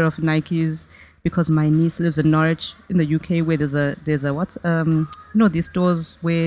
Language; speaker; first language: English; native; English